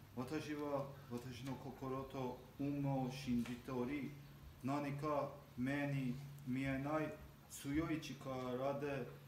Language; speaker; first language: Japanese; non-native, learner; Armenian